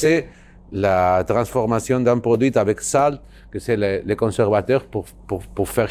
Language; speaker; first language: French; non-native, learner; Basque